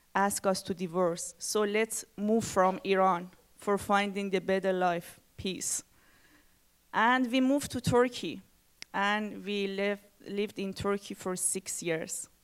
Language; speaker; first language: English; non-native, learner; Persian